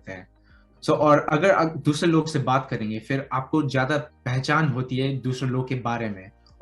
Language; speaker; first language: Hindi; early bilingual, heritage; Hindi